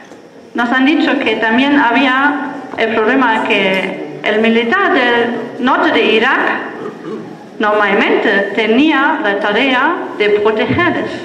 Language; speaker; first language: Spanish; non-native, fluent; German